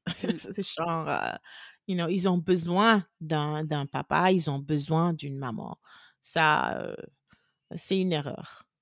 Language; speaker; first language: French; non-native, local second language; Wolof